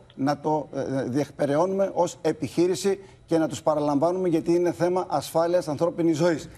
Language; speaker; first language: Greek; native; Greek